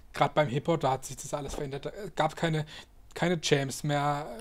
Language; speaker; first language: German; native; German